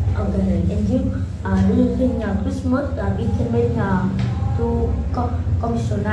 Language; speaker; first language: English; non-native, learner; Vietnamese